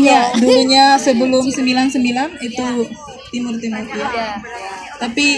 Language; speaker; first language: Indonesian; non-native, learner; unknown